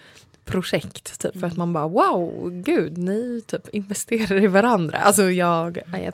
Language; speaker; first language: Swedish; native; Swedish